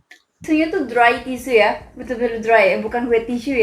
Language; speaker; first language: Indonesian; native; Indonesian